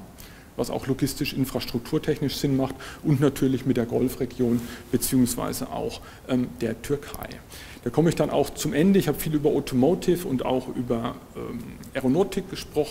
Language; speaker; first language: German; native; German